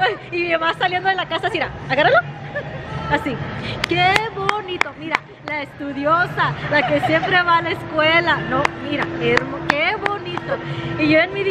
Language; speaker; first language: Spanish; early bilingual, heritage; Spanish